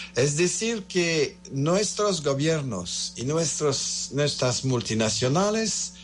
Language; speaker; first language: Spanish; non-native, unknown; French